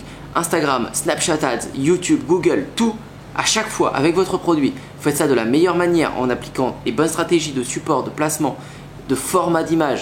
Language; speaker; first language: French; native; French